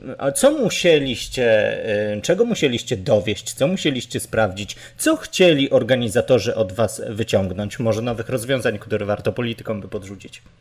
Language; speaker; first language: Polish; native; Polish